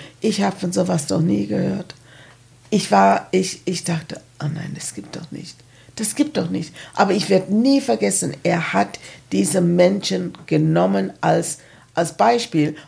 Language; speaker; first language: German; non-native, fluent; English